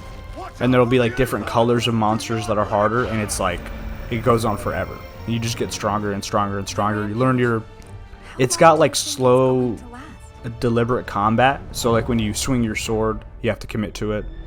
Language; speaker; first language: English; native; English